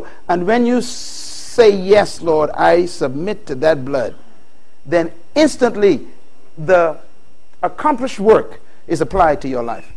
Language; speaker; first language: English; native; English